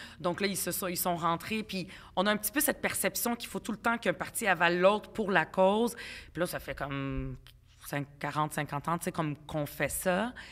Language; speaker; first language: French; early bilingual, other home language; Arabic